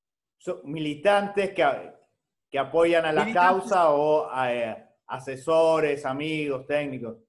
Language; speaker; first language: Spanish; native; Spanish